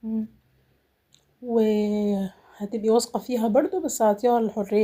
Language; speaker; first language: Arabic; native; Arabic